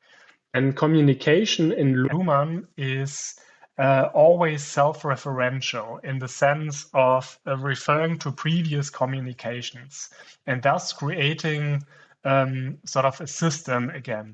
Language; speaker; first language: English; non-native, fluent; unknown